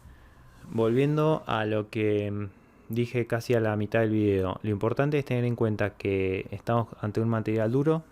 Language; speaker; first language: Spanish; native; Spanish